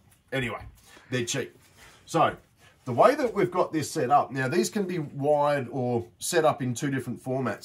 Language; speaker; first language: English; native; English